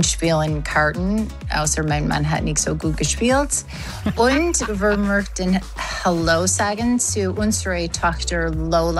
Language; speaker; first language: German; non-native, learner; English